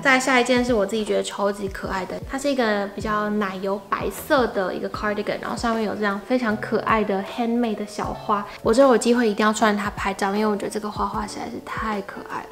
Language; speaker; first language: Chinese; native; Chinese